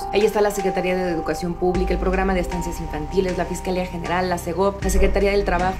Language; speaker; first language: Spanish; native; Spanish